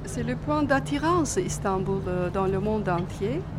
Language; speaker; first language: French; non-native, fluent; Turkish